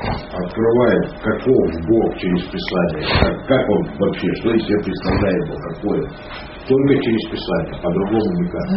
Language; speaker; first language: Russian; native; Russian